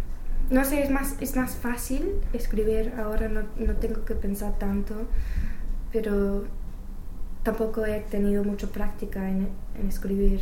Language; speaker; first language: Spanish; non-native, learner; English